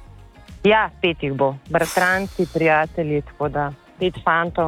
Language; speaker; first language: Slovenian; native; Slovenian